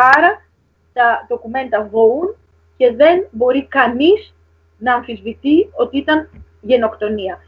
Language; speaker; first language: Greek; native; Greek